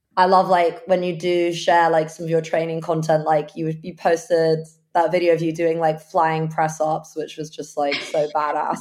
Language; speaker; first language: English; early bilingual, other home language; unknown